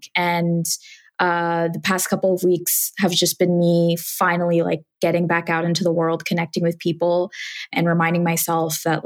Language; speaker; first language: English; native; English